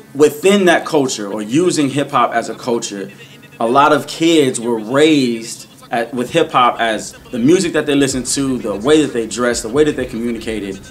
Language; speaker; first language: English; native; English